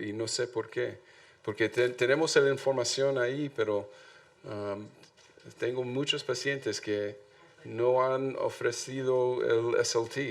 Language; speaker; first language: Spanish; non-native, learner; English